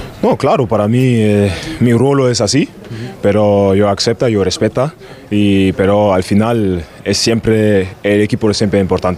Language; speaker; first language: Spanish; non-native, learner; German